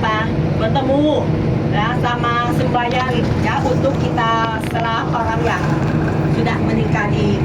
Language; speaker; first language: Indonesian; non-native, learner; Thai